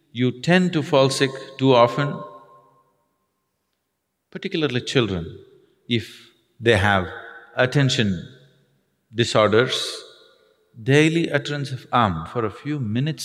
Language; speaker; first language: English; non-native, local second language; Tamil